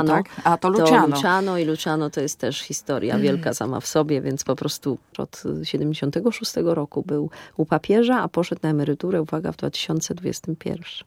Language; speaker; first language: Polish; native; Polish